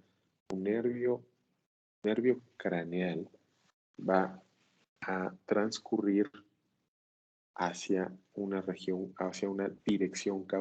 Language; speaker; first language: Spanish; native; Spanish